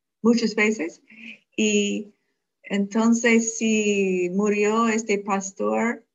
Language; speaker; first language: Spanish; non-native, fluent; English